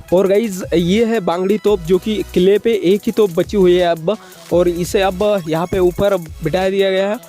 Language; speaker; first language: Hindi; non-native, local second language; Marathi